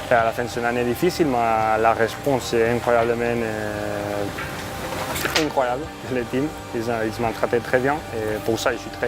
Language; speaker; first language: French; non-native, learner; Spanish